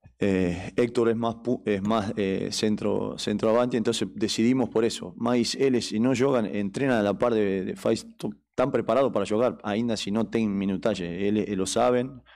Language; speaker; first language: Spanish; native; Spanish